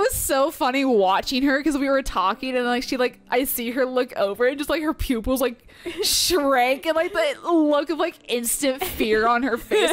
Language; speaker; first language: English; native; English